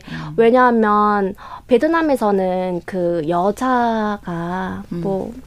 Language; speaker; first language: Korean; non-native, learner; Vietnamese